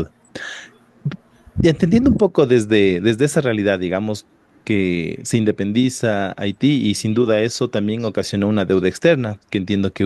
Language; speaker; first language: Spanish; native; Spanish